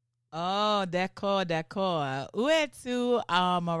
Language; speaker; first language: French; non-native, learner; English